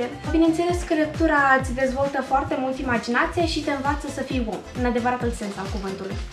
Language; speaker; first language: Romanian; native; Romanian